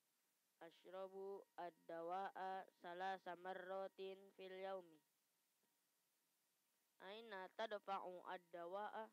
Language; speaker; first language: Arabic; non-native, learner; Indonesian